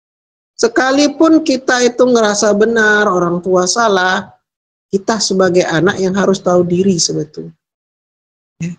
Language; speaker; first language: Indonesian; native; Indonesian